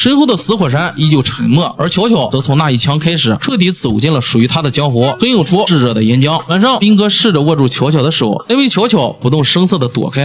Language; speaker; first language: Chinese; native; Chinese